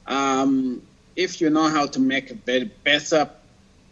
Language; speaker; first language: English; non-native, local second language; Kinyarwanda